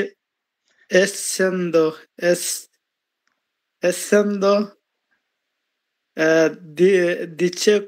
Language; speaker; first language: Italian; non-native, learner; Bangla